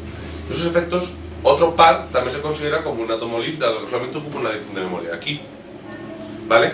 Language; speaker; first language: Spanish; native; Spanish